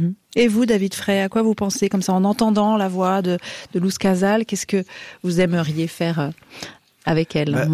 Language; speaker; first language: French; native; French